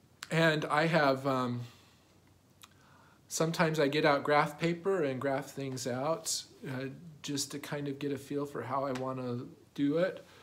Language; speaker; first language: English; native; English